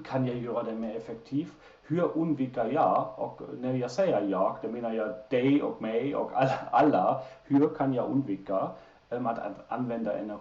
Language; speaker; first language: Swedish; non-native, fluent; German